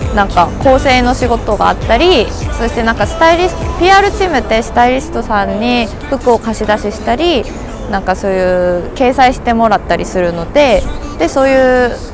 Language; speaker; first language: Japanese; non-native, fluent; Korean